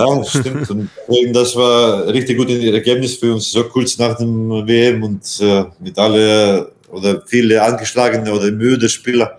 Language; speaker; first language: German; non-native, fluent; Latvian